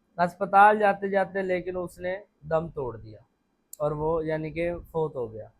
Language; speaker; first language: Urdu; non-native, local second language; Punjabi